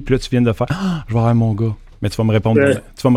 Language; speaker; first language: French; native; French